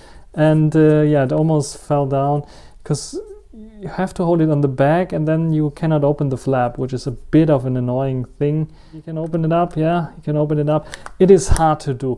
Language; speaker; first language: English; non-native, fluent; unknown